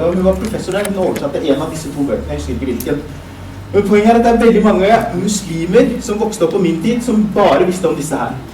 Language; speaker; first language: Norwegian; early bilingual, other home language; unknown